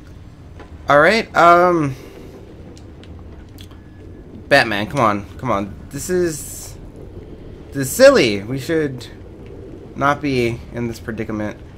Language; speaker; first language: English; native; English